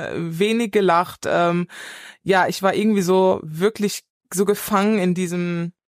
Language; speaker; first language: German; native; German